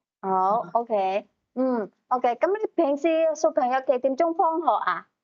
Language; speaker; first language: Cantonese; native; Cantonese